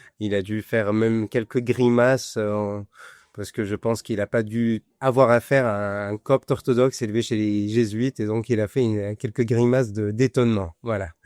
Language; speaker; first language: French; non-native, fluent; Arabic